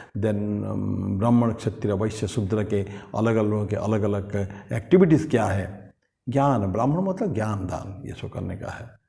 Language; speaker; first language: Hindi; non-native, local second language; Bangla